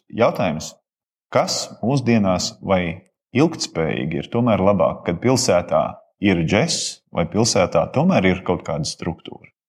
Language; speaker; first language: Latvian; native; Latvian